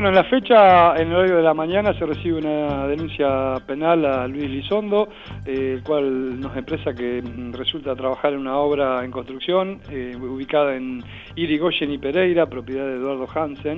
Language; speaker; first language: Spanish; native; Spanish